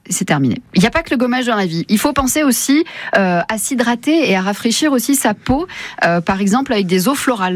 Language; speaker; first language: French; native; French